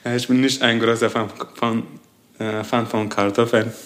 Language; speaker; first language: German; non-native, fluent; Turkish